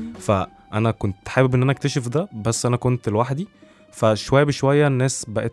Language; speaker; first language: Arabic; native; Arabic